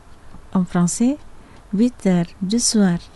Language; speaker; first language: French; non-native, fluent; Indonesian